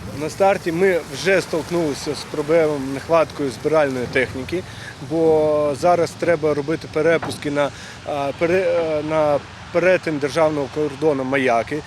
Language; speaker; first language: Ukrainian; native; Ukrainian